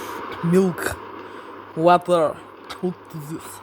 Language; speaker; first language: English; non-native, learner; Russian